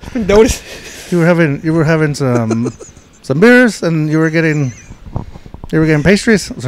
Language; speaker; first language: English; native; English